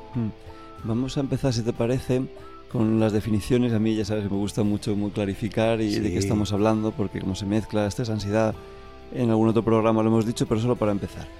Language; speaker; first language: Spanish; native; Spanish